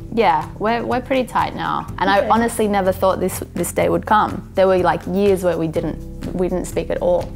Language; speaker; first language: English; native; English